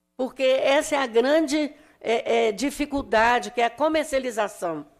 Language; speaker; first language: Portuguese; native; Portuguese